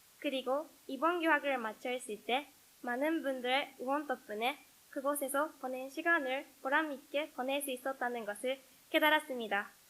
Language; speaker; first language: Korean; non-native, learner; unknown